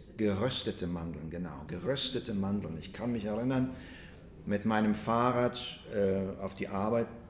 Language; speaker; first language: German; early bilingual, other home language; Russian